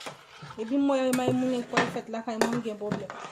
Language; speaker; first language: French; non-native, local second language; Haitian Creole